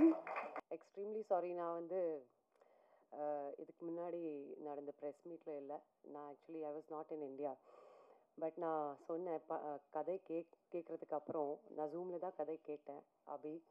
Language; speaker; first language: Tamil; non-native, fluent; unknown